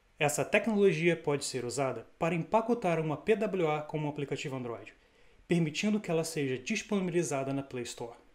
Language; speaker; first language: Portuguese; native; Portuguese